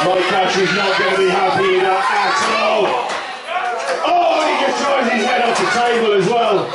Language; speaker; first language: English; native; English